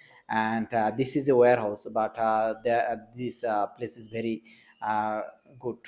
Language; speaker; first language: English; non-native, learner; Bangla